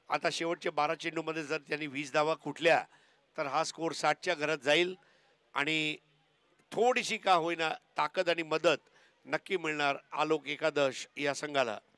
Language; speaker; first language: Marathi; native; Marathi